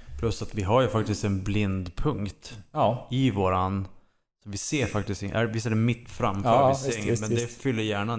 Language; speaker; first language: Swedish; native; Swedish